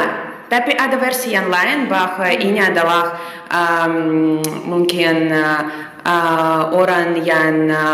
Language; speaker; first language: Indonesian; non-native, learner; Russian